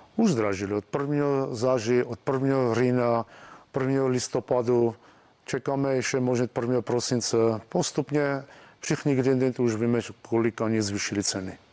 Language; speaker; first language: Czech; non-native, fluent; Armenian